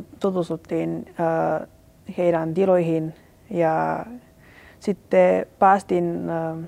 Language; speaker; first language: Finnish; non-native, learner; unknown